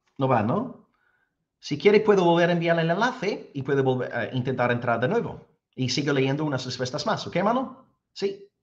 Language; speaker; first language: Spanish; non-native, fluent; English